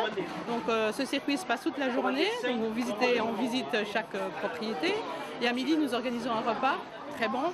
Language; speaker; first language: French; native; French